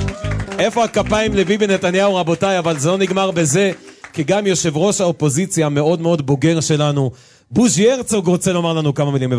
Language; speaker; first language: Hebrew; native; Hebrew